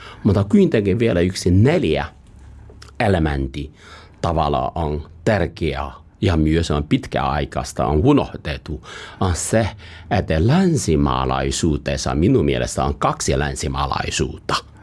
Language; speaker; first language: Finnish; non-native, fluent; Chinese